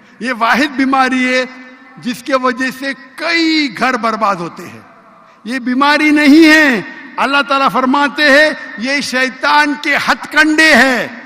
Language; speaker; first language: Urdu; non-native, local second language; Konkani